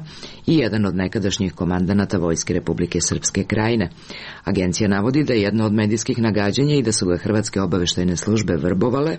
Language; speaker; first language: Serbian; native; Serbian